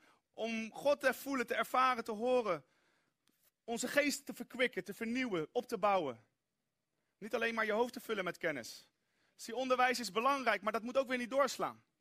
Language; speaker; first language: Dutch; native; Dutch